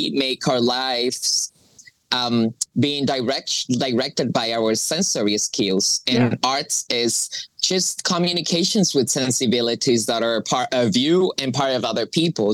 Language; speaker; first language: English; non-native, fluent; Spanish